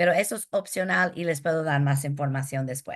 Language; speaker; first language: Spanish; early bilingual, heritage; Spanish